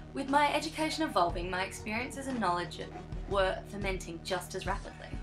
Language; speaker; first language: English; native; English